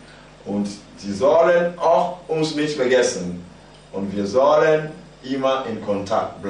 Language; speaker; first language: German; non-native, fluent; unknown